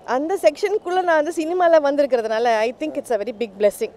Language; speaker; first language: Tamil; early bilingual, other home language; English